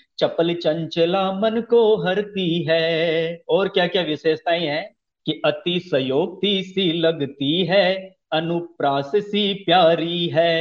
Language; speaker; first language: Hindi; native; Hindi